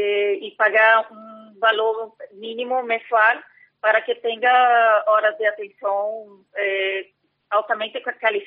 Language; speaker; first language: Spanish; non-native, fluent; Portuguese